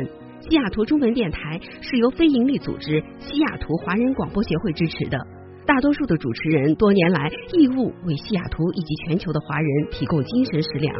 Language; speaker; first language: Chinese; native; Chinese